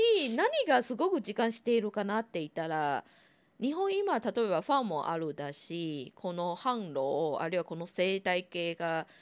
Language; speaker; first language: Japanese; non-native, fluent; Chinese